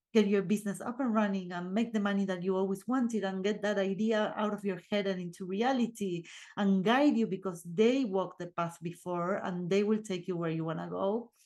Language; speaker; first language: English; non-native, fluent; Spanish